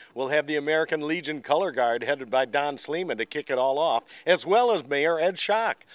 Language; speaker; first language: English; native; English